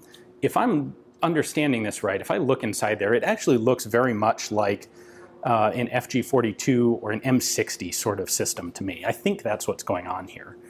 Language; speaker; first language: English; native; English